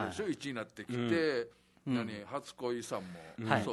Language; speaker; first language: Japanese; native; Japanese